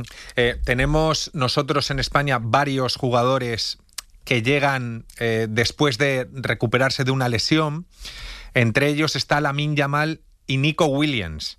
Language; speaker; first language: Spanish; native; Spanish